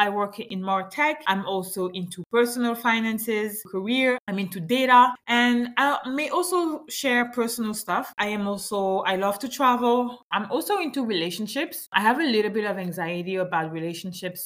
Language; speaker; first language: English; non-native, fluent; French